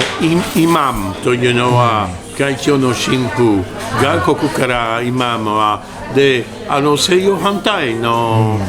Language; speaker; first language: Japanese; non-native, learner; French